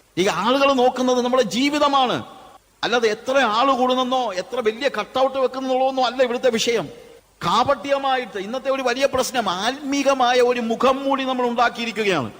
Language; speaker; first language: Malayalam; native; Malayalam